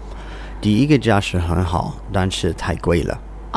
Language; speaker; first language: Chinese; non-native, learner; English